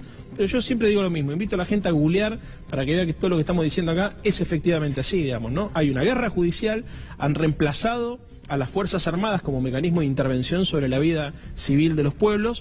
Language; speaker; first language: Spanish; native; Spanish